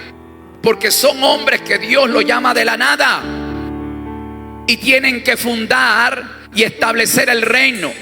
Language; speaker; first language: Spanish; native; Spanish